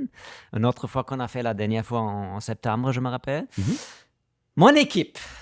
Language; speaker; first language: French; non-native, learner; German